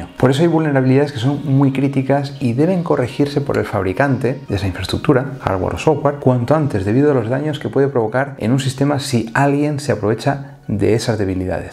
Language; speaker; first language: Spanish; native; Spanish